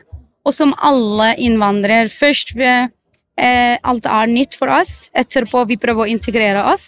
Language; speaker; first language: Norwegian; non-native, fluent; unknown